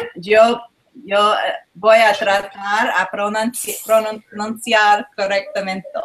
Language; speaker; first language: Spanish; non-native, learner; English